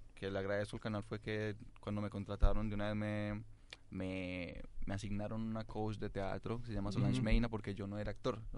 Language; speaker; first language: Spanish; native; Spanish